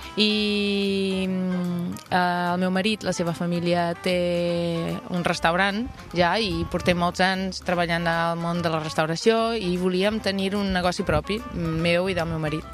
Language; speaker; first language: Catalan; non-native, fluent; Portuguese